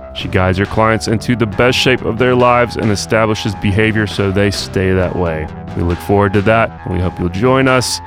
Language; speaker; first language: English; non-native, fluent; Serbian